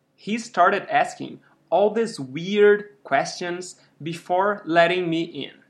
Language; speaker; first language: English; non-native, fluent; Portuguese